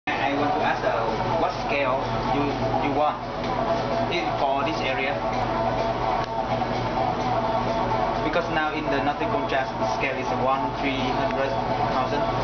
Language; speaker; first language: English; non-native, learner; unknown